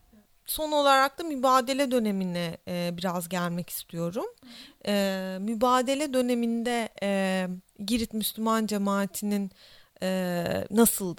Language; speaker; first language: Turkish; native; Turkish